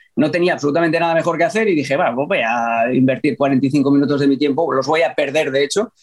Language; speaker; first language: Spanish; native; Spanish